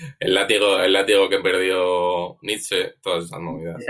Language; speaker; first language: Spanish; native; Spanish